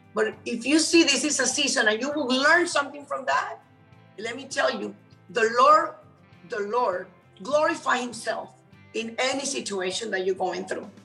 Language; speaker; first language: English; non-native, fluent; Spanish